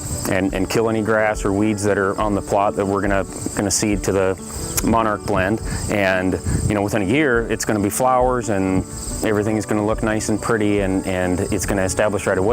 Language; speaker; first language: English; native; English